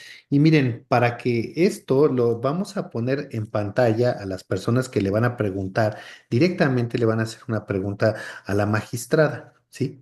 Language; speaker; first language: Spanish; native; Spanish